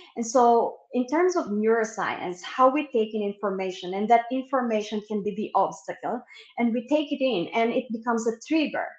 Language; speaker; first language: English; non-native, local second language; Filipino